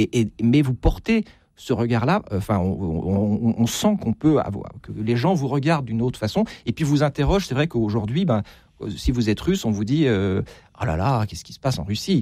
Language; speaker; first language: French; native; French